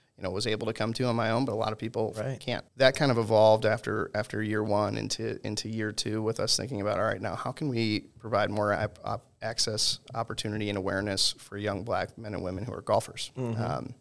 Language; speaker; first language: English; native; English